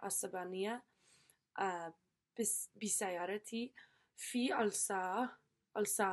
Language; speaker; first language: Arabic; non-native, learner; English